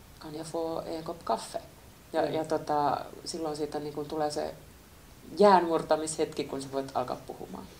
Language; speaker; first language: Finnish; native; Finnish